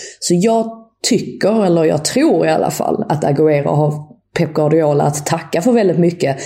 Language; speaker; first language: Swedish; native; Swedish